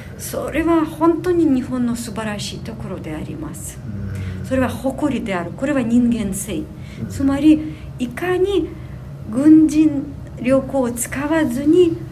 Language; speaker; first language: Japanese; non-native, fluent; Ukrainian